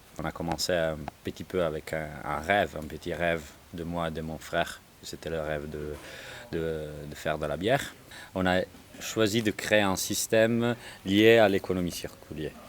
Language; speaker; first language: French; non-native, learner; Italian